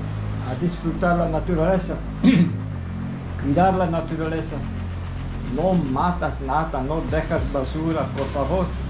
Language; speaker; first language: Spanish; non-native, fluent; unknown